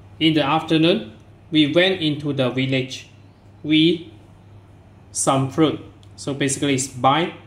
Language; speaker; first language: English; non-native, local second language; Chinese